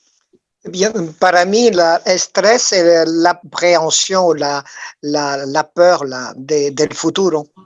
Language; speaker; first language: Spanish; non-native, learner; French